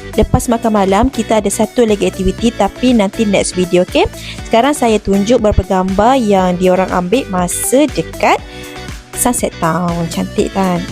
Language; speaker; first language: Malay; native; Malay